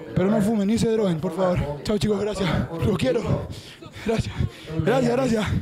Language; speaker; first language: Spanish; native; Spanish